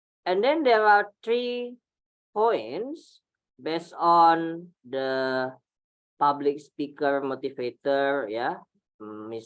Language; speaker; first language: English; non-native, fluent; Indonesian